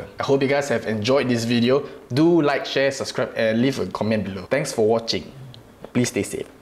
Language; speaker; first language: English; non-native, local second language; Malay